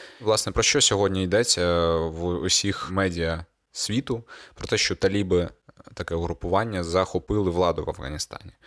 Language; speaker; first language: Ukrainian; native; Ukrainian